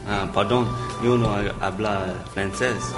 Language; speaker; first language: Spanish; non-native, learner; French